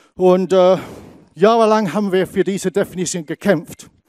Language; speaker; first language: German; non-native, fluent; English